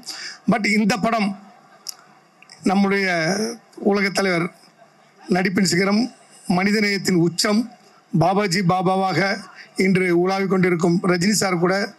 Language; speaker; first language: Tamil; native; Tamil